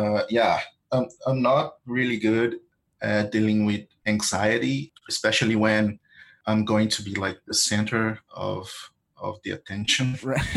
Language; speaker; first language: English; non-native, fluent; Portuguese